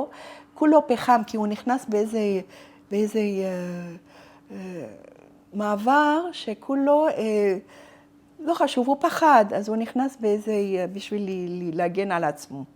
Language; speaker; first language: Hebrew; non-native, fluent; Arabic